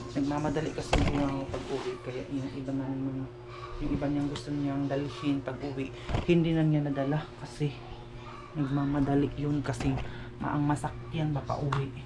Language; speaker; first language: Filipino; non-native, local second language; Cebuano